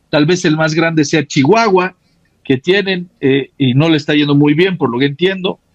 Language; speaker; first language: Spanish; native; Spanish